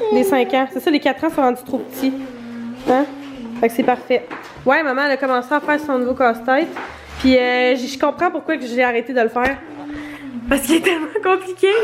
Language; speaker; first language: French; native; French